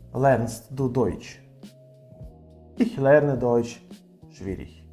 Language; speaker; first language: German; non-native, fluent; Ukrainian